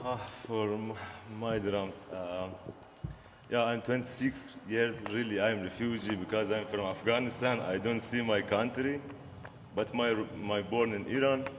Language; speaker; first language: English; non-native, learner; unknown